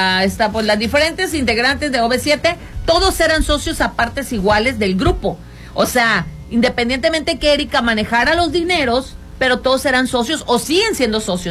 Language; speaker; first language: Spanish; native; Spanish